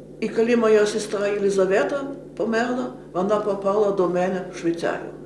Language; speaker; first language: Ukrainian; early bilingual, heritage; Ukrainian